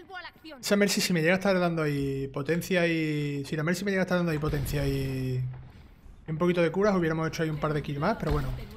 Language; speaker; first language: Spanish; native; Spanish